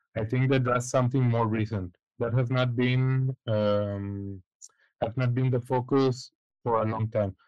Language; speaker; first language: English; non-native, fluent; Spanish